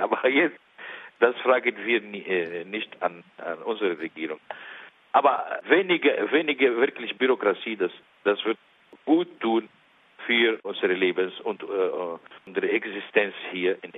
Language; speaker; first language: German; non-native, learner; Arabic